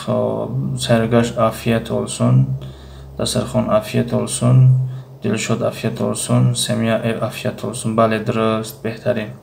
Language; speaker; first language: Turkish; non-native, fluent; Tajik